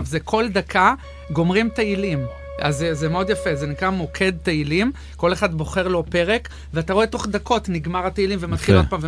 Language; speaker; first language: Hebrew; native; Hebrew